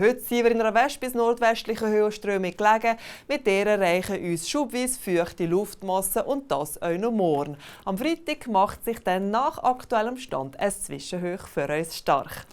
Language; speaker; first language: German; native; German